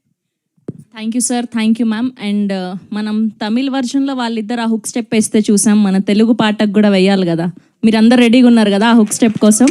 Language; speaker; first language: Telugu; native; Telugu